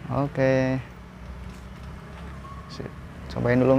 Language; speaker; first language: Indonesian; native; Indonesian